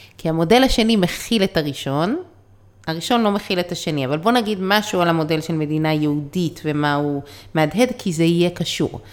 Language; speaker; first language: Hebrew; native; Hebrew